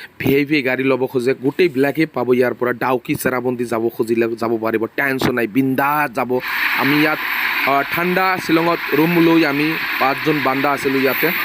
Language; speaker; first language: Assamese; non-native, local second language; Bangla